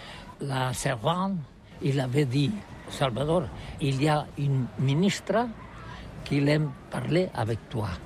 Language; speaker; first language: French; non-native, learner; Catalan